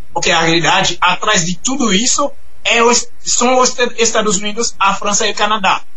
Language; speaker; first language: Portuguese; non-native, fluent; Haitian Creole